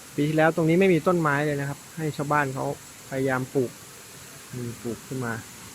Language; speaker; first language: Thai; non-native, local second language; S'gaw Karen